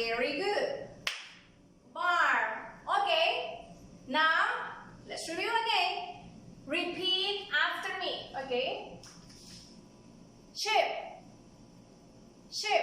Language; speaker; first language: English; non-native, fluent; Spanish